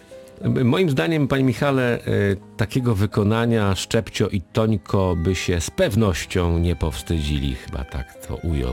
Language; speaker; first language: Polish; native; Polish